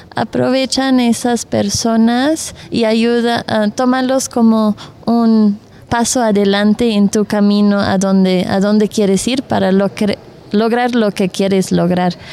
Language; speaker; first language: Spanish; non-native, fluent; Dutch